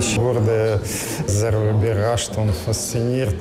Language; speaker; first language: German; non-native, learner; Russian